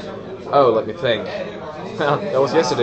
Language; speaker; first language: English; non-native, fluent; German